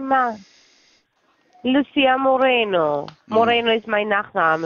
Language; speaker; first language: German; non-native, fluent; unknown